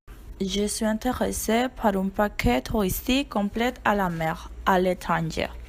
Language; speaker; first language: French; non-native, learner; Spanish